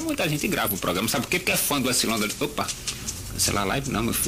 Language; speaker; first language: Portuguese; native; Portuguese